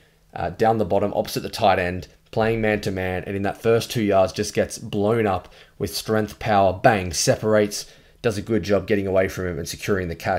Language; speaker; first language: English; native; English